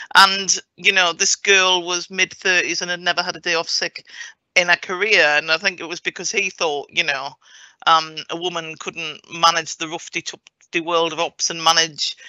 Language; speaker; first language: English; native; English